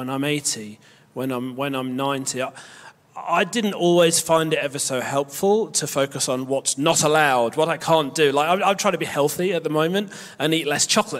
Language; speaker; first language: English; native; English